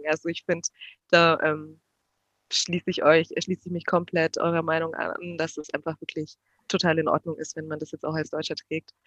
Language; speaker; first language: German; native; German